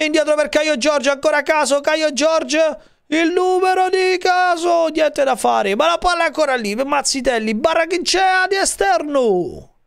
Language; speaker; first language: Italian; native; Italian